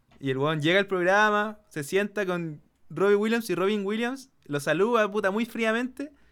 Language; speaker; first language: Spanish; native; Spanish